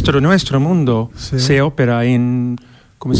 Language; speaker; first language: Spanish; non-native, fluent; English